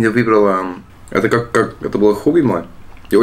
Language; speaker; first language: Russian; non-native, learner; Dutch